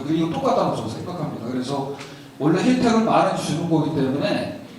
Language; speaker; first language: Korean; native; Korean